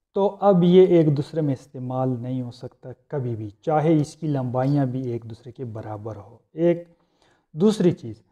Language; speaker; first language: Urdu; non-native, local second language; Punjabi